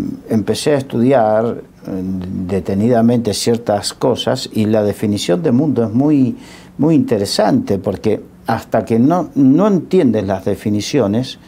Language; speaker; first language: Spanish; native; Spanish